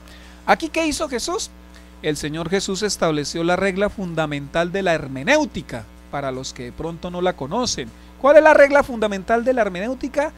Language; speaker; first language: Spanish; native; Spanish